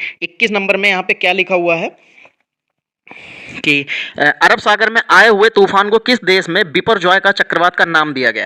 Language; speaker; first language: Hindi; native; Hindi